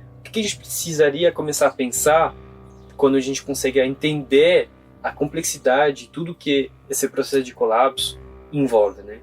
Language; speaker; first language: Portuguese; non-native, fluent; French